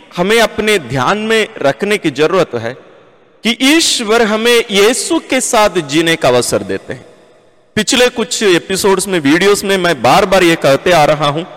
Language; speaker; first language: Hindi; non-native, local second language; Malayalam